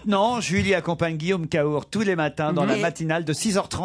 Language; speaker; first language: French; native; French